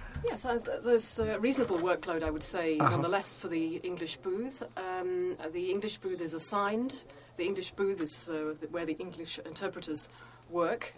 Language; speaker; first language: English; native; English